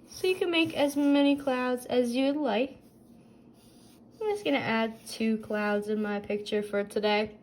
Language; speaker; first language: English; native; English